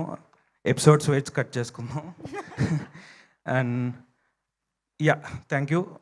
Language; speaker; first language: Telugu; native; Telugu